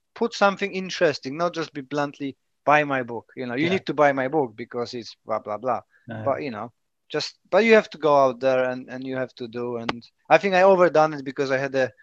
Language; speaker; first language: English; non-native, fluent; Polish